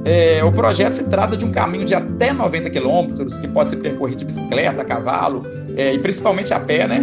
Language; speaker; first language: Portuguese; native; Portuguese